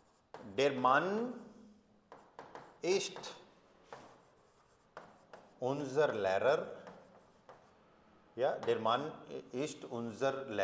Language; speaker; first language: German; non-native, fluent; Hindi